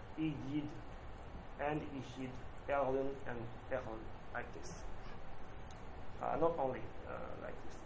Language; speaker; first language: English; non-native, learner; Japanese